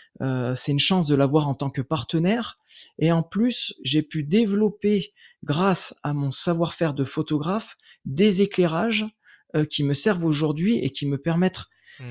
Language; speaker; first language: French; native; French